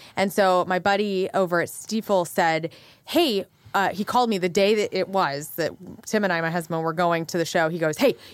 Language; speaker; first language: English; native; English